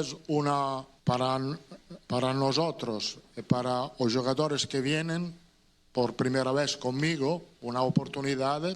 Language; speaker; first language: Spanish; non-native, fluent; Italian